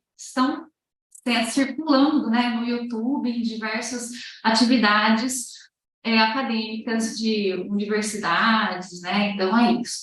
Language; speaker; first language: Portuguese; native; Portuguese